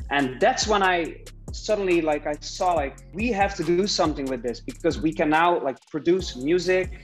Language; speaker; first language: English; non-native, fluent; Dutch